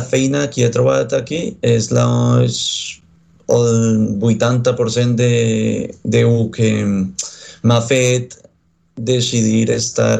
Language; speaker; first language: Catalan; non-native, learner; Spanish